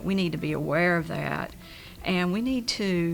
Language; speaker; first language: English; native; English